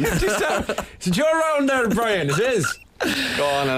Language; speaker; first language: English; native; English